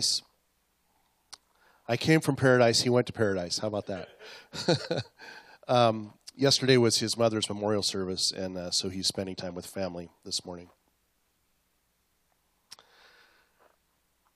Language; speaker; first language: English; native; English